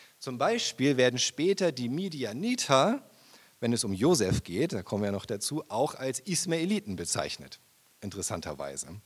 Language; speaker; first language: German; native; German